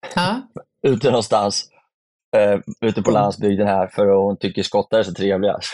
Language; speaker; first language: Swedish; native; Swedish